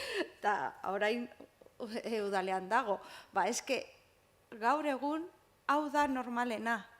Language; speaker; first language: Basque; non-native, local second language; Spanish